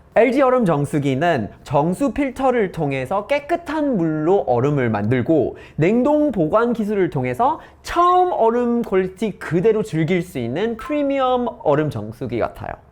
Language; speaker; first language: Korean; non-native, fluent; English